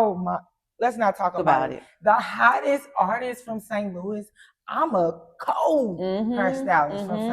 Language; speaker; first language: English; native; English